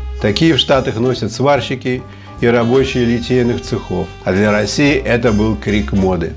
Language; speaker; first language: Russian; native; Russian